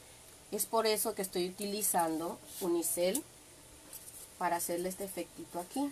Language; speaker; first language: Spanish; native; Spanish